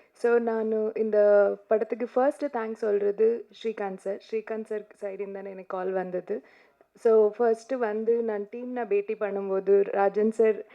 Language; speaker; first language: Tamil; non-native, learner; Kannada